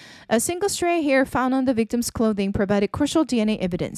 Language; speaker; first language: English; non-native, fluent; Korean